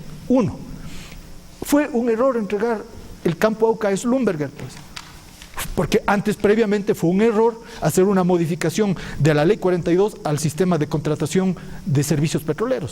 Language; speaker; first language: Spanish; native; Spanish